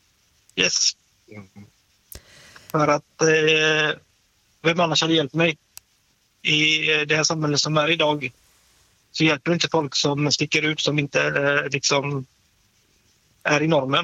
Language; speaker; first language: Swedish; native; Swedish